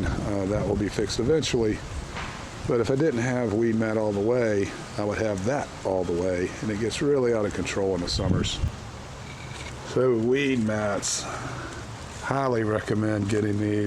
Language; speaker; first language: English; native; English